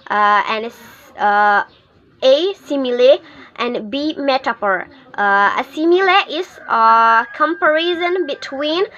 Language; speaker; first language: English; non-native, learner; Indonesian